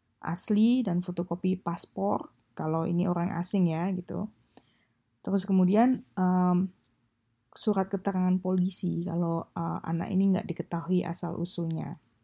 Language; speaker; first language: Indonesian; native; Indonesian